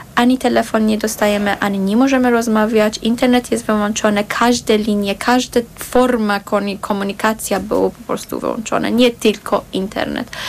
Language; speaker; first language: Polish; non-native, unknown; Persian